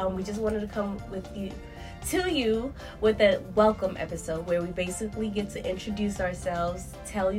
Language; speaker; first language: English; native; English